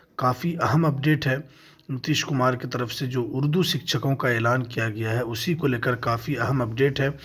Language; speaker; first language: Urdu; native; Urdu